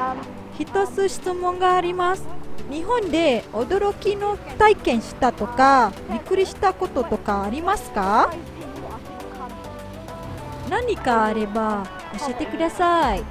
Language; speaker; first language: Japanese; non-native, fluent; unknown